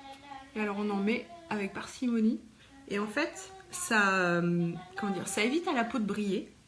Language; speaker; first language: French; native; French